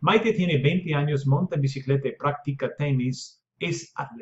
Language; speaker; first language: Spanish; non-native, fluent; English